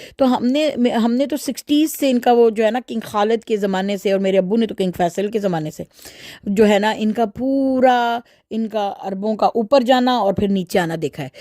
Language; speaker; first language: Urdu; early bilingual, heritage; Urdu